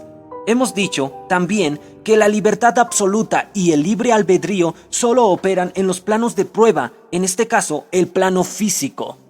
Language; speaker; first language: Spanish; native; Spanish